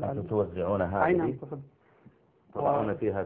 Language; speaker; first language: Arabic; native; Arabic